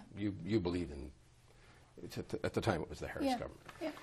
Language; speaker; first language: English; native; English